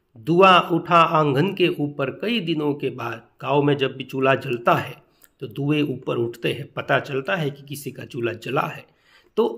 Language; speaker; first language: Hindi; non-native, local second language; Gujarati